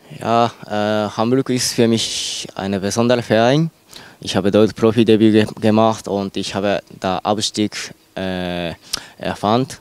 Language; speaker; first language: German; non-native, learner; Japanese